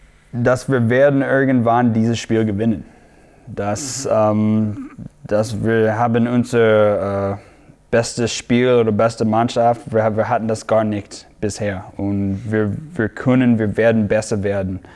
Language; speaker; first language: German; non-native, fluent; English